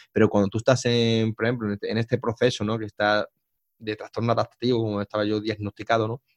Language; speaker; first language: Spanish; native; Spanish